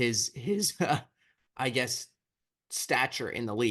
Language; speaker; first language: English; native; English